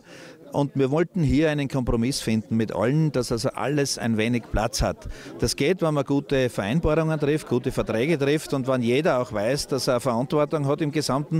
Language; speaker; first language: German; native; German